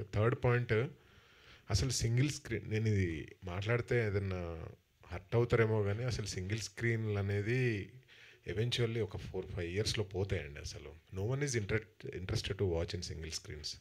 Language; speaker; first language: Telugu; native; Telugu